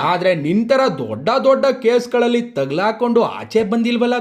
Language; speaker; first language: Kannada; native; Kannada